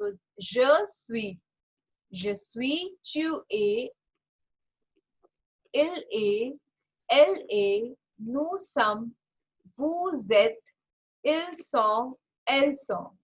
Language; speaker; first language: French; non-native, fluent; Hindi